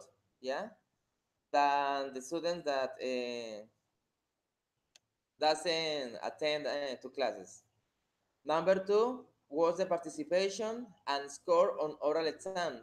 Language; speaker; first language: English; non-native, fluent; Spanish